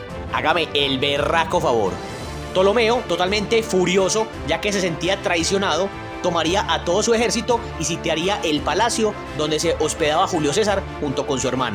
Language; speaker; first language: Spanish; native; Spanish